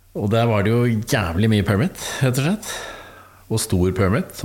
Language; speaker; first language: Norwegian; native; Norwegian